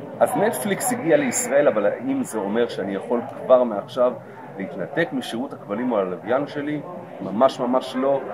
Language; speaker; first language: Hebrew; native; Hebrew